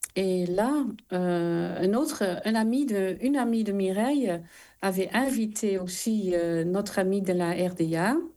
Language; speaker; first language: French; non-native, fluent; Dutch